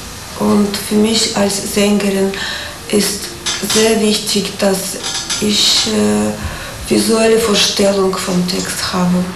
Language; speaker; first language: German; non-native, fluent; Russian